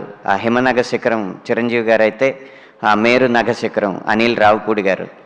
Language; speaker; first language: Telugu; native; Telugu